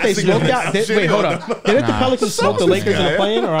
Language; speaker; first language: English; native; English